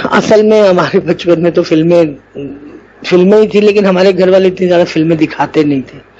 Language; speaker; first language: Urdu; non-native, local second language; Punjabi